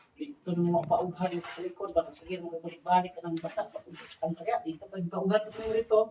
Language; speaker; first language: Filipino; non-native, local second language; Cebuano